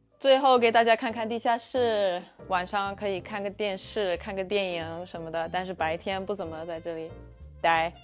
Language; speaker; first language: Chinese; non-native, fluent; English